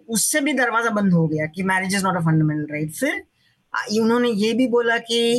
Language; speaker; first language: Hindi; non-native, local second language; Marathi